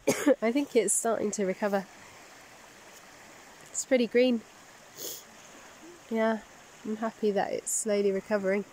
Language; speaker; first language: English; native; English